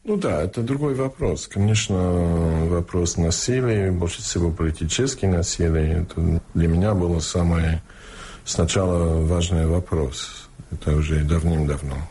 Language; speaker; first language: Russian; early bilingual, heritage; Russian